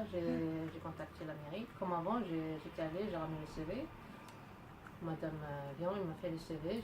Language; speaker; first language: French; non-native, learner; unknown